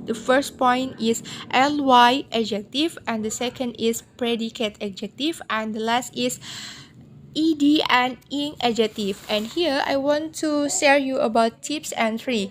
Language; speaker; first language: English; non-native, learner; Indonesian